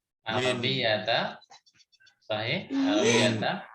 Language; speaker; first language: Arabic; non-native, fluent; Indonesian